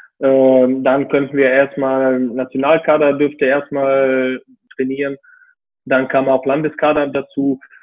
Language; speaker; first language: German; non-native, fluent; Serbian